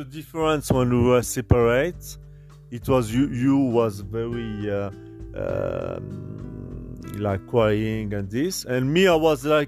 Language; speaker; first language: English; non-native, learner; French